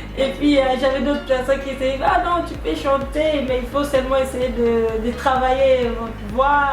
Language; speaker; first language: French; non-native, local second language; Lingala